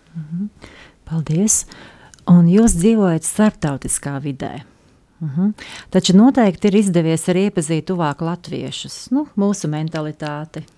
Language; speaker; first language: Latvian; native; Latvian